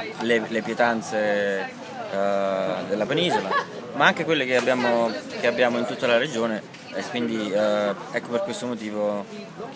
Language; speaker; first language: Italian; native; Italian